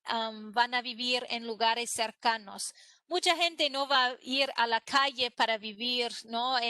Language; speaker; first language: Spanish; non-native, fluent; English